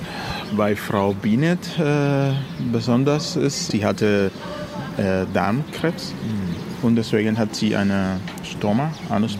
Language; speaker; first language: German; non-native, fluent; Spanish